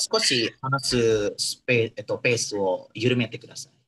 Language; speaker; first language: Japanese; non-native, fluent; Indonesian